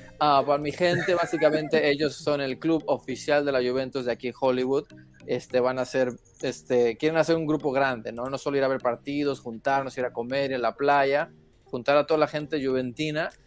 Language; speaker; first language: Spanish; early bilingual, heritage; Spanish